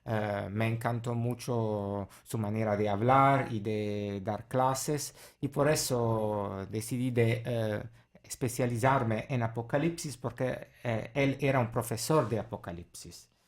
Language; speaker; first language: Spanish; non-native, fluent; Italian